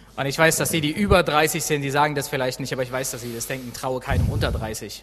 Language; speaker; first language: German; native; German